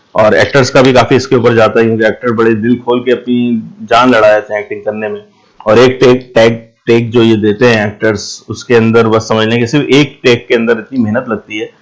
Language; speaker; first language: Urdu; non-native, fluent; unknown